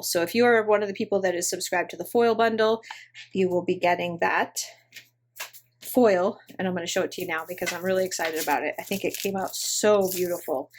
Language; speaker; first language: English; native; English